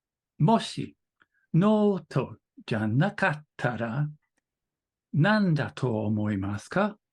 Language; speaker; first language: Japanese; non-native, learner; English